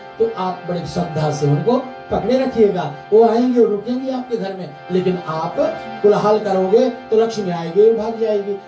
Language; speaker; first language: Hindi; native; Hindi